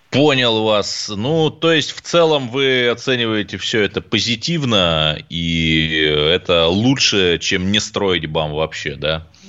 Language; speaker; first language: Russian; native; Russian